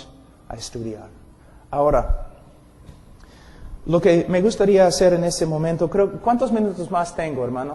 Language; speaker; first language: Spanish; non-native, fluent; English